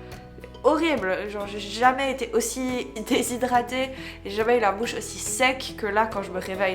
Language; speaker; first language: French; native; French